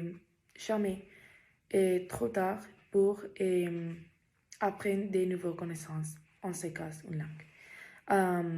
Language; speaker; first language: French; non-native, learner; Spanish